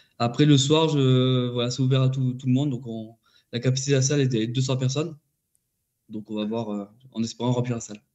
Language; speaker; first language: French; native; French